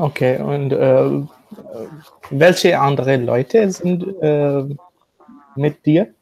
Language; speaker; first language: German; non-native, learner; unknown